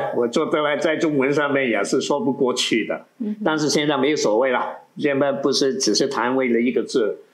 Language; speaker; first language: Chinese; non-native, local second language; Cantonese